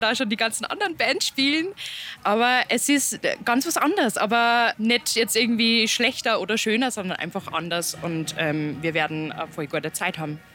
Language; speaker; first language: German; native; German